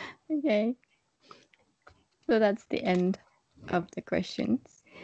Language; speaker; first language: English; non-native, fluent; Japanese